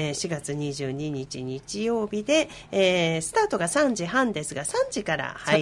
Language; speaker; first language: Japanese; native; Japanese